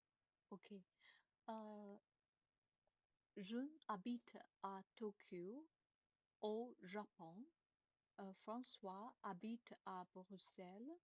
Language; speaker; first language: French; non-native, learner; Chinese